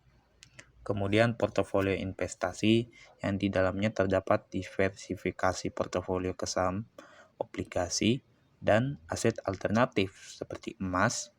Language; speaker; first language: Indonesian; native; Indonesian